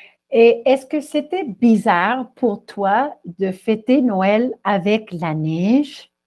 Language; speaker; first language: French; non-native, fluent; Spanish